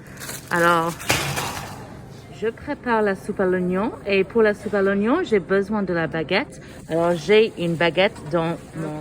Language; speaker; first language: French; non-native, fluent; English